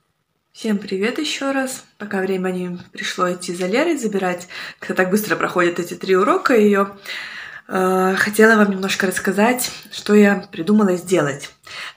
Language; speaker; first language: Russian; native; Russian